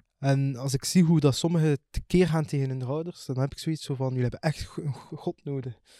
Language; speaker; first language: Dutch; early bilingual, other home language; Arabic